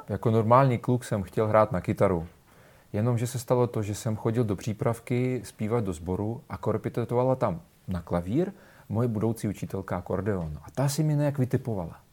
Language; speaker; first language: Czech; non-native, fluent; Russian